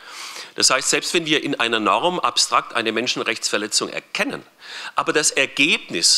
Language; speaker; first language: German; native; German